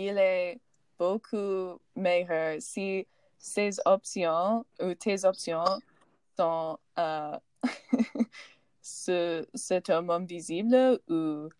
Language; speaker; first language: French; non-native, learner; English